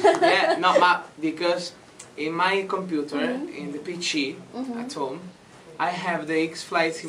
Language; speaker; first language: English; non-native, learner; Italian